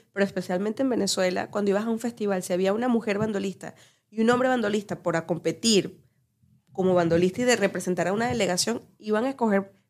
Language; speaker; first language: Spanish; native; Spanish